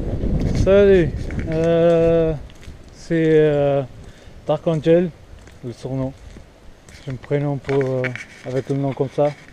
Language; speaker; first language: French; non-native, fluent; Portuguese